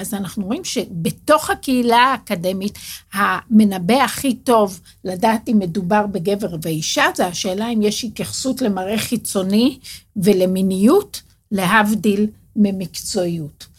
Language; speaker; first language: Hebrew; native; Hebrew